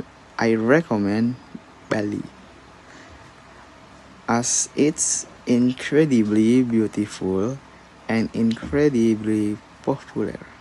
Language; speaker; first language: English; non-native, learner; Indonesian